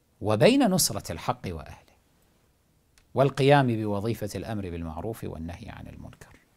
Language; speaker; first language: Arabic; native; Arabic